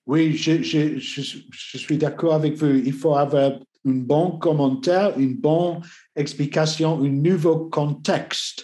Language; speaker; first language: French; non-native, learner; English